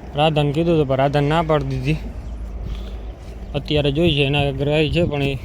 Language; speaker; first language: Gujarati; native; Gujarati